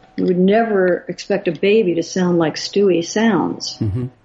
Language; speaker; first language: English; native; English